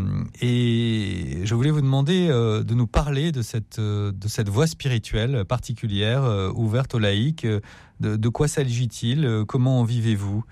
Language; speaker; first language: French; native; French